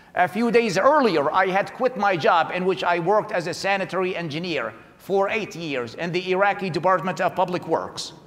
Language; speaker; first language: English; non-native, fluent; Arabic